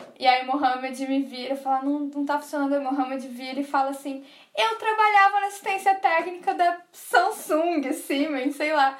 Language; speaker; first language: Portuguese; native; Portuguese